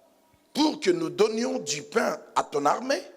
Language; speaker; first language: French; non-native, local second language; Lingala